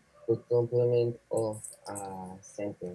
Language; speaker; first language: English; non-native, learner; Spanish